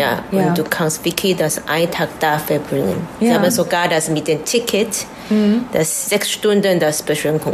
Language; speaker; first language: German; non-native, learner; Chinese